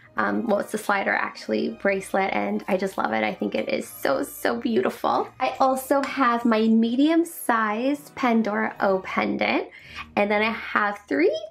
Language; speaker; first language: English; native; English